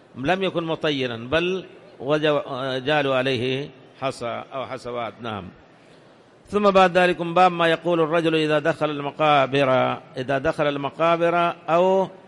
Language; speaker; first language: Arabic; non-native, fluent; Urdu